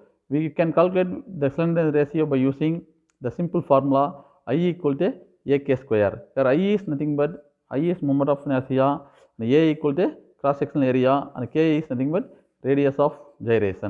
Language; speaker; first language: English; non-native, local second language; Tamil